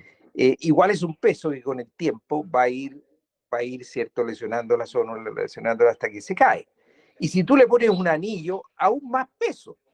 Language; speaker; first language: Spanish; native; Spanish